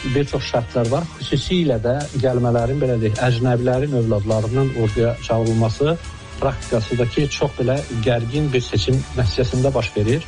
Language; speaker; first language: Azerbaijani; native; Azerbaijani